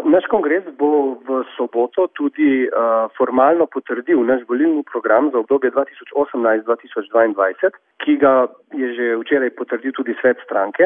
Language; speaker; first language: Slovenian; native; Slovenian